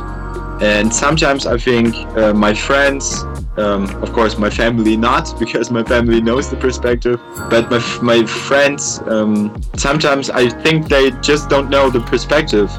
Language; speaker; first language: English; non-native, fluent; German